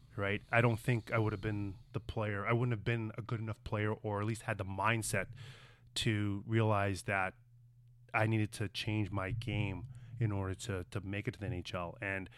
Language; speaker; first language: English; native; English